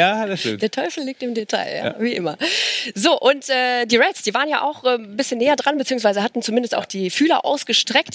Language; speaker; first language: German; native; German